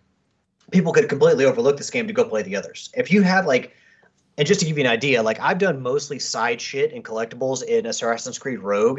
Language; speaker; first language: English; native; English